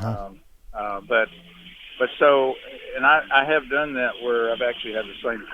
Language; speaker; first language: English; native; English